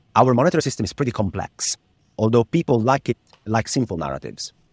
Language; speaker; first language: English; non-native, fluent; Italian